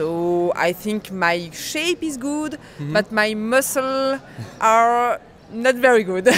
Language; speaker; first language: English; non-native, learner; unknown